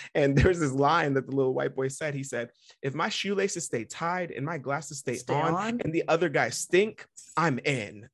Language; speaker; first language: English; native; English